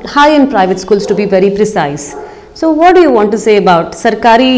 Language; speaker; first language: English; non-native, local second language; Kannada